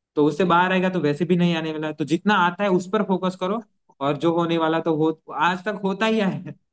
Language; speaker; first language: Hindi; non-native, local second language; Gujarati